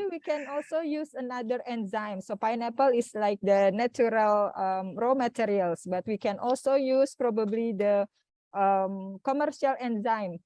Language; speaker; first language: English; non-native, fluent; Indonesian